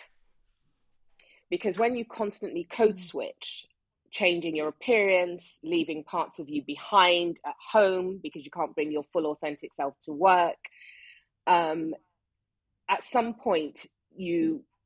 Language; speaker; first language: English; non-native, local second language; Yoruba